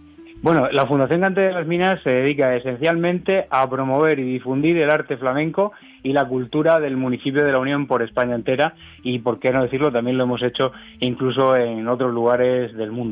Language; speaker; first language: Spanish; native; Spanish